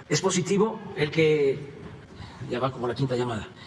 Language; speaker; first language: Spanish; native; Spanish